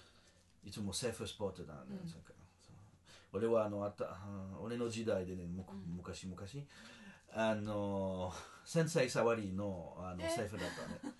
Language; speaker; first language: Japanese; non-native, learner; French